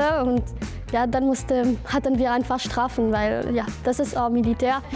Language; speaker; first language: German; non-native, local second language; French